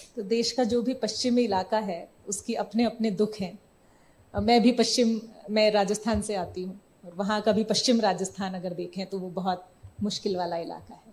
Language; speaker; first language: Hindi; native; Hindi